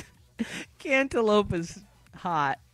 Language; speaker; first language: English; native; English